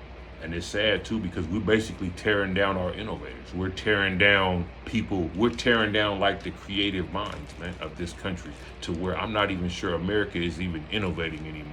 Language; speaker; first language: English; native; English